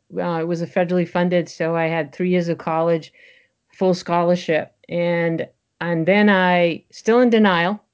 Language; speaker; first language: English; early bilingual, other home language; French